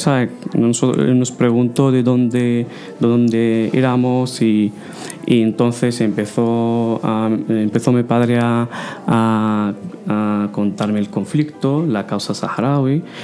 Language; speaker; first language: Spanish; non-native, fluent; Arabic